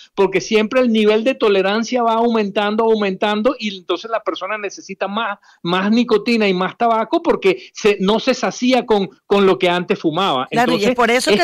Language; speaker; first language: Spanish; native; Spanish